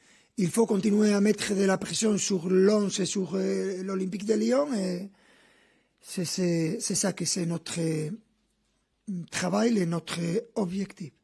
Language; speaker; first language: French; non-native, fluent; Spanish